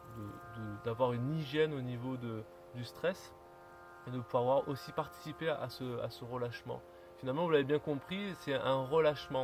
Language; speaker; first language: French; native; French